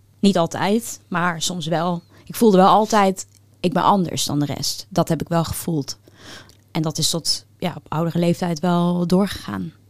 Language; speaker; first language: Dutch; early bilingual, other home language; Turkish